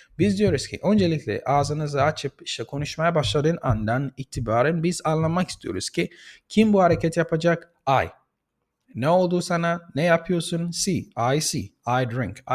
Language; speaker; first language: Turkish; non-native, fluent; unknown